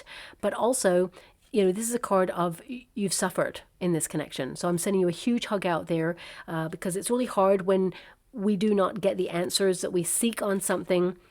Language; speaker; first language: English; native; English